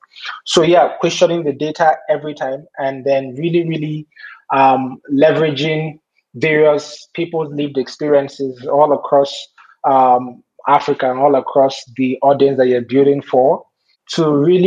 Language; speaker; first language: English; non-native, local second language; Igbo